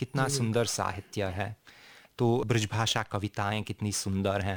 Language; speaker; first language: Hindi; non-native, fluent; Hungarian